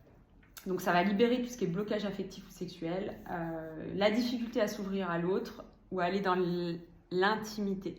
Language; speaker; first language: French; native; French